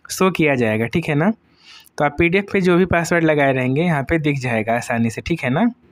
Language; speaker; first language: Hindi; native; Hindi